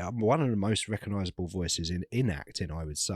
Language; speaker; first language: English; native; English